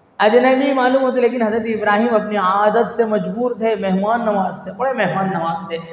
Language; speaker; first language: Urdu; native; Urdu